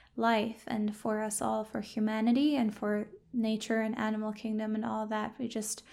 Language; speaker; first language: English; non-native, fluent; German